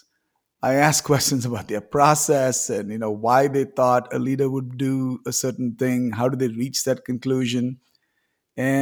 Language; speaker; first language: English; non-native, local second language; Tamil